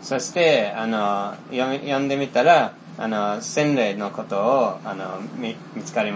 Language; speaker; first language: Japanese; non-native, fluent; Finnish